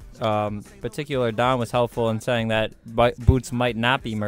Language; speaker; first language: English; native; English